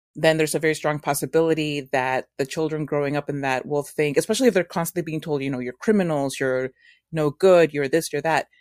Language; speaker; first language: English; native; English